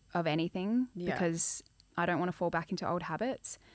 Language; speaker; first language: English; native; English